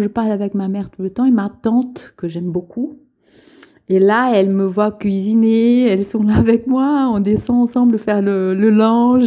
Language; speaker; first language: French; non-native, local second language; Portuguese